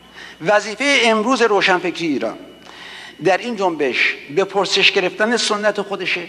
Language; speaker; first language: Persian; native; Persian